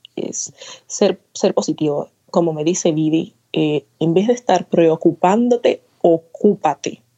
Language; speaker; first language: Spanish; native; Spanish